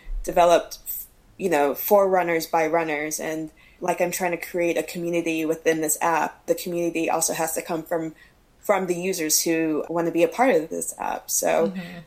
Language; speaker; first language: English; native; English